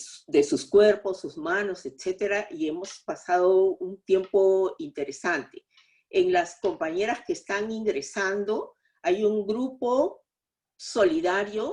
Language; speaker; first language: Spanish; native; Spanish